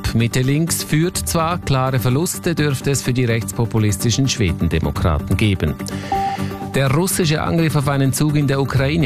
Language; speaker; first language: German; native; German